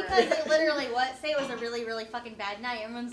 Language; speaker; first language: English; native; English